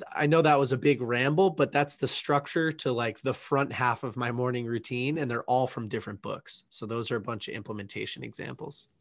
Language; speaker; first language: English; native; English